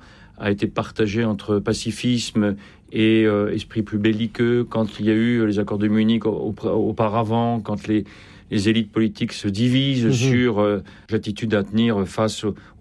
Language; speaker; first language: French; native; French